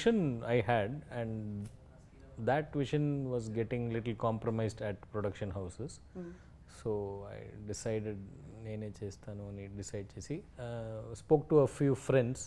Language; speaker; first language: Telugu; non-native, learner; Tamil